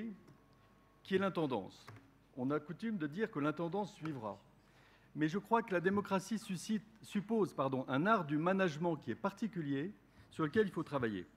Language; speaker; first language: French; native; French